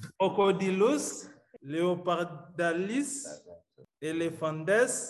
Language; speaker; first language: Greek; non-native, learner; Somali